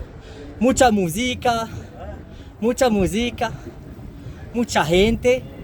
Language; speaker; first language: Spanish; non-native, learner; French